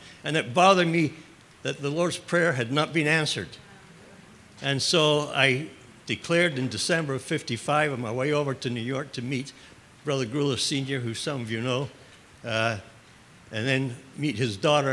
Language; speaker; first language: English; native; English